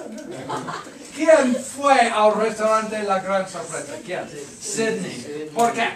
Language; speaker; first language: Spanish; non-native, fluent; English